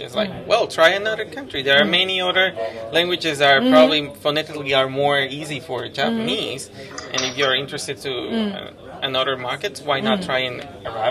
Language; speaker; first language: English; non-native, fluent; Spanish